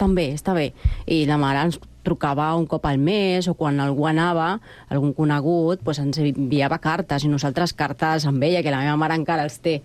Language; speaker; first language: Catalan; non-native, fluent; Spanish